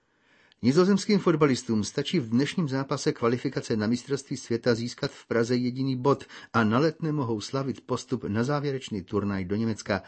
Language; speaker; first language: Czech; native; Czech